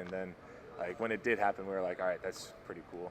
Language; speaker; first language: English; native; English